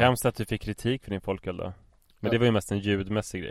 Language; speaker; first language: Swedish; native; Swedish